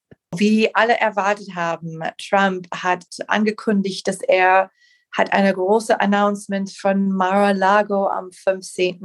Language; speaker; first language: German; non-native, fluent; English